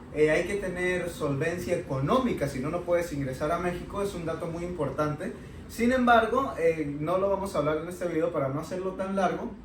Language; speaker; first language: Spanish; native; Spanish